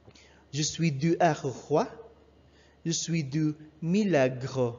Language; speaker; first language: French; non-native, learner; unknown